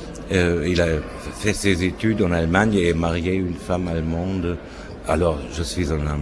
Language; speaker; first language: French; non-native, fluent; German